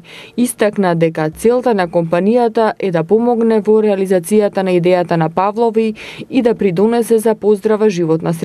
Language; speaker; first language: Macedonian; native; Macedonian